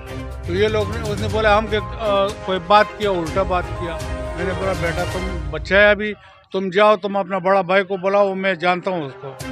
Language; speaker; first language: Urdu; non-native, local second language; Pashto